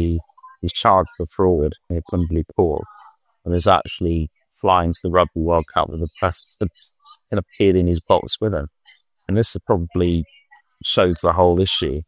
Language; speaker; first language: English; native; English